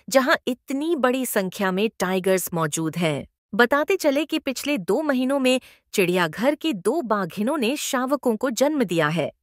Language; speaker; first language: Hindi; native; Hindi